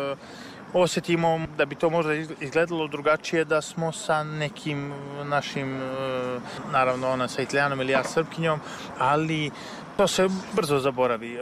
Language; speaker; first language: Serbian; native; Serbian